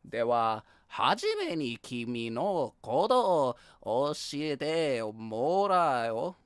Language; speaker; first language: Japanese; non-native, learner; English